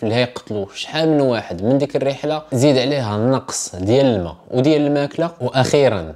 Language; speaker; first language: Arabic; native; Arabic